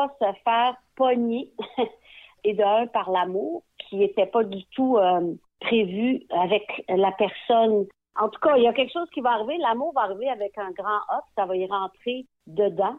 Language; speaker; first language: French; native; French